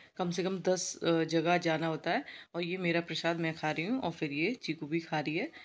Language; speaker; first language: Hindi; native; Hindi